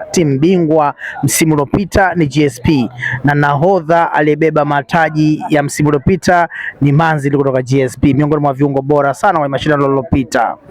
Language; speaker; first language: Swahili; native; Swahili